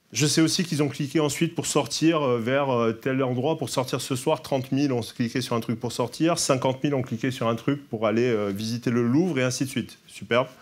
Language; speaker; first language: French; native; French